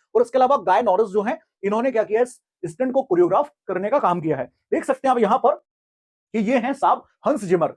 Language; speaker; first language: Hindi; native; Hindi